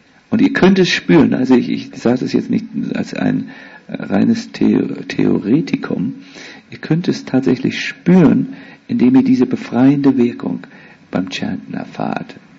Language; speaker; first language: German; native; German